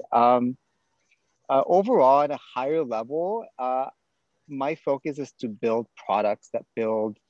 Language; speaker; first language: English; native; English